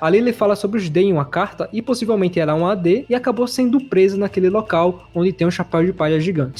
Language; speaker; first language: Portuguese; native; Portuguese